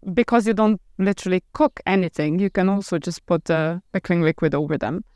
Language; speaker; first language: English; non-native, fluent; Polish